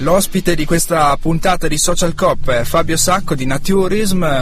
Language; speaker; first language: Italian; native; Italian